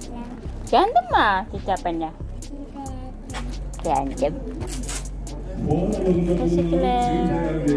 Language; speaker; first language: Turkish; non-native, learner; Indonesian